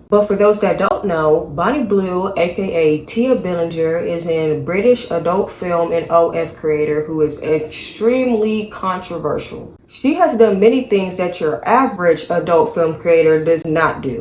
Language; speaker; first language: English; native; English